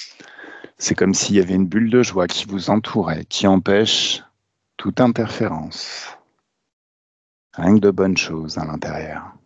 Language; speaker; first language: French; native; French